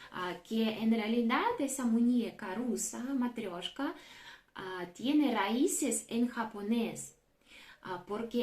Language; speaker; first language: Spanish; non-native, fluent; Russian